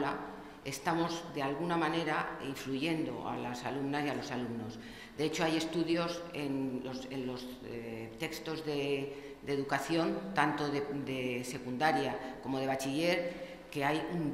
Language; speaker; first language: Spanish; native; Spanish